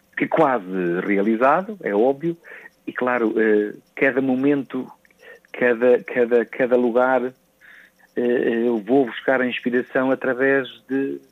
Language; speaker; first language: Portuguese; native; Portuguese